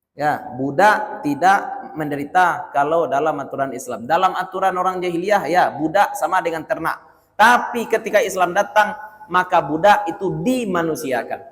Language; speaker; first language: Malay; non-native, local second language; Minangkabau